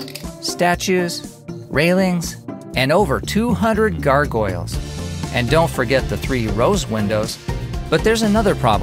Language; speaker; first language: English; native; English